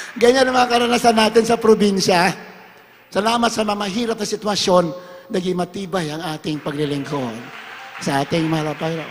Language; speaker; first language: Filipino; non-native, local second language; Hiligaynon